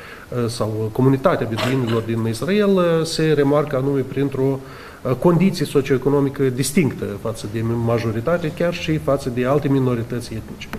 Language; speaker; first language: Romanian; native; Romanian